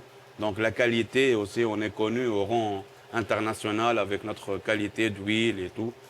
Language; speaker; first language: French; non-native, local second language; Arabic